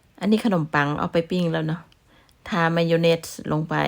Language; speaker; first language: Thai; non-native, local second language; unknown